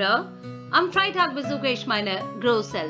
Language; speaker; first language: German; non-native, fluent; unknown